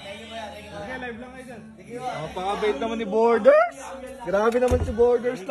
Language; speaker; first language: Filipino; native; Filipino